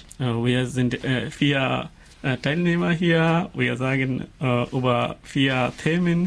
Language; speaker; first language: German; non-native, learner; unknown